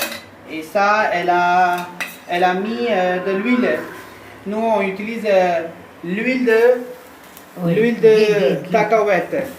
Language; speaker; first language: French; non-native, fluent; Hindi